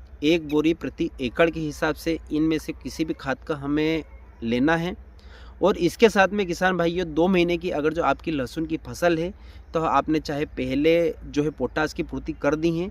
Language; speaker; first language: Hindi; native; Hindi